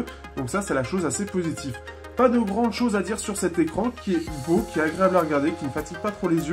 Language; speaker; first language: French; native; French